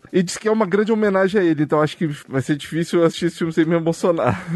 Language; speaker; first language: Portuguese; native; Portuguese